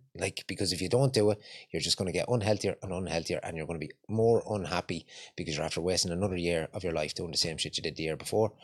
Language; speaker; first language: English; native; English